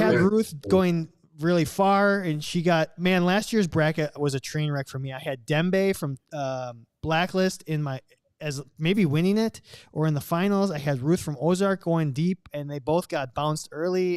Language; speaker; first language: English; native; English